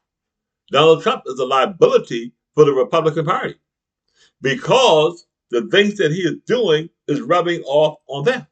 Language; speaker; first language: English; native; English